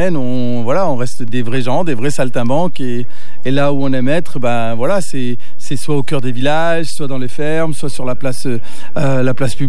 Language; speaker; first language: French; native; French